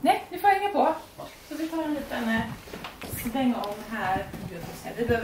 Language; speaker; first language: Swedish; native; Swedish